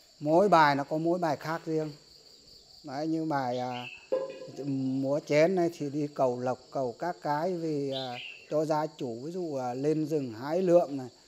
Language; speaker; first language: Vietnamese; non-native, local second language; Iu Mien